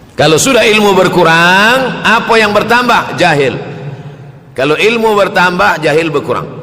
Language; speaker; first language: Malay; native; Malay